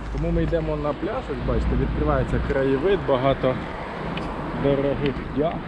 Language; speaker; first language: Ukrainian; non-native, local second language; Russian